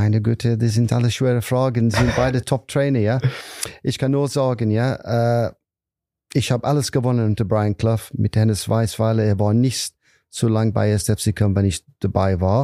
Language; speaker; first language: German; non-native, fluent; English